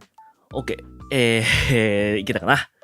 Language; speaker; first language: Japanese; native; Japanese